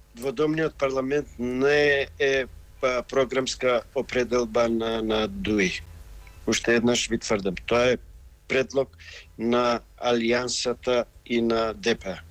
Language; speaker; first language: Macedonian; non-native, local second language; Albanian